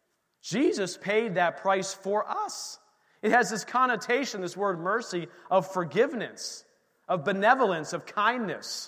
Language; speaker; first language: English; native; English